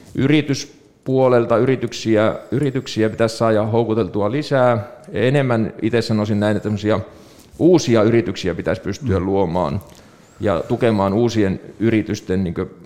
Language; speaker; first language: Finnish; native; Finnish